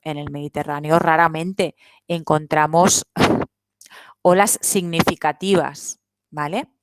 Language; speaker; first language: Spanish; non-native, local second language; Catalan